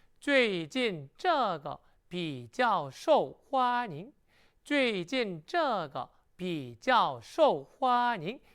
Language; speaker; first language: Chinese; non-native, fluent; Korean